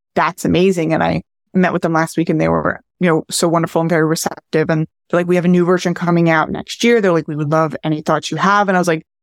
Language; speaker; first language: English; native; English